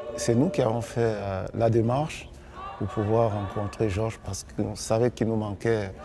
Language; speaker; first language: French; non-native, local second language; Duala